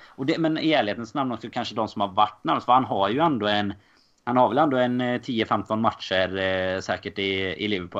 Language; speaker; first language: Swedish; native; Swedish